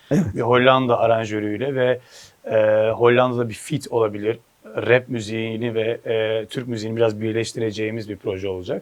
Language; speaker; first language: Turkish; early bilingual, heritage; Turkish